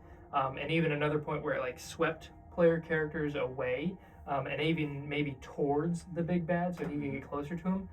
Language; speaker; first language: English; native; English